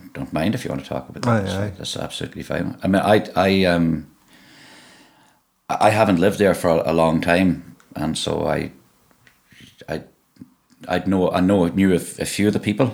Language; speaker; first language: English; native; English